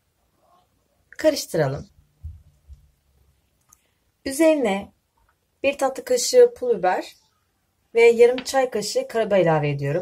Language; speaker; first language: Turkish; native; Turkish